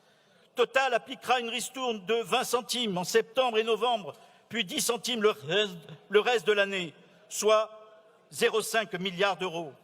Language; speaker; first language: French; native; French